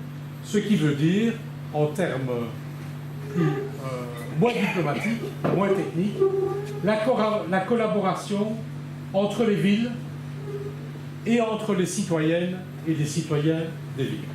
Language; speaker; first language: French; native; French